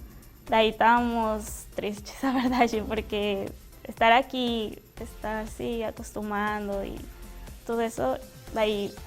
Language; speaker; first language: Portuguese; non-native, fluent; Spanish